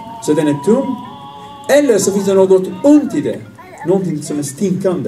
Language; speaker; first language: Swedish; non-native, fluent; Arabic